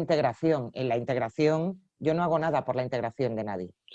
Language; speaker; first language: Spanish; native; Spanish